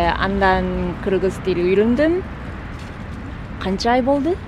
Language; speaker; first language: Kyrgyz; non-native, learner; Japanese